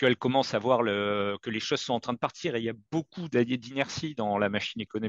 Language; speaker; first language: French; native; French